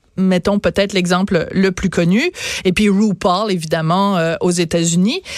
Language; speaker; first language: French; native; French